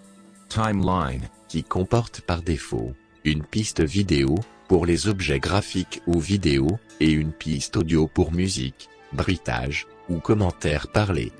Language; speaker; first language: French; native; French